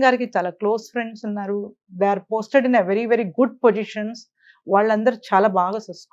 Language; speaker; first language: Telugu; native; Telugu